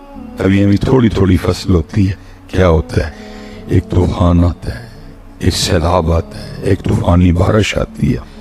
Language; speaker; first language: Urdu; non-native, local second language; Punjabi